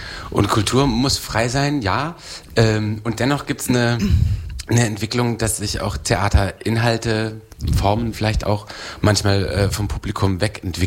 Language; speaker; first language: German; native; German